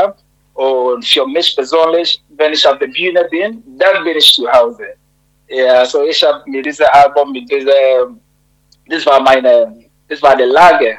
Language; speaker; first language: German; non-native, fluent; Akan